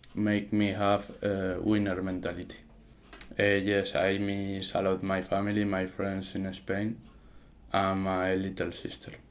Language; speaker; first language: English; non-native, learner; Spanish